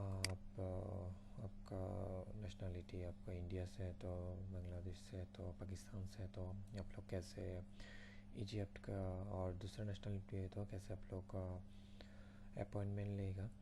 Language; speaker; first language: Hindi; non-native, fluent; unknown